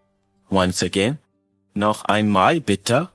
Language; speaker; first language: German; non-native, fluent; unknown